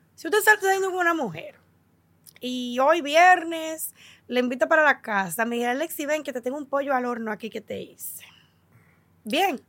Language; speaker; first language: Spanish; early bilingual, heritage; Spanish